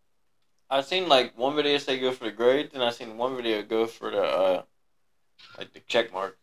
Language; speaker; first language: English; native; English